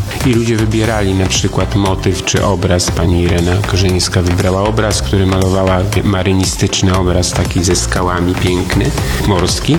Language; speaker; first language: Polish; native; Polish